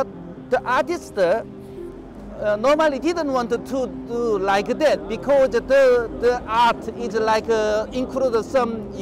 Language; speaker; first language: English; non-native, learner; Korean